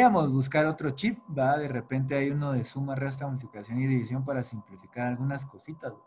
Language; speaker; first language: Spanish; native; Spanish